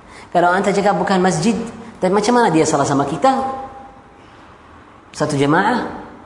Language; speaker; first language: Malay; non-native, fluent; Arabic